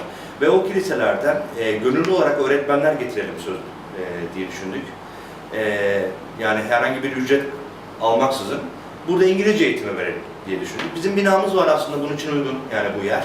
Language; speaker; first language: Turkish; native; Turkish